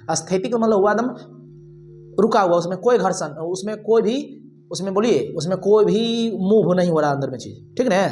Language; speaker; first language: Hindi; native; Hindi